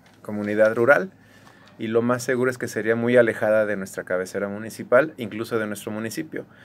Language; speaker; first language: Spanish; native; Spanish